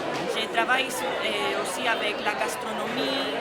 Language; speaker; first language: French; non-native, fluent; Spanish